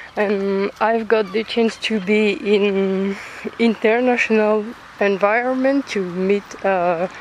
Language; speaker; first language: English; non-native, fluent; French